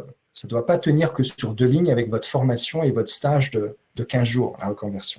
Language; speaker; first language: French; native; French